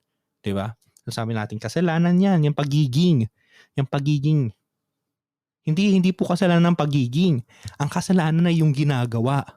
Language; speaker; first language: Filipino; native; Filipino